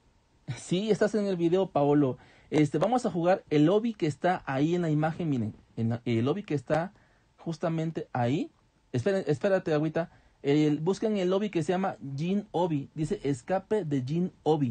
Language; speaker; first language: Spanish; native; Spanish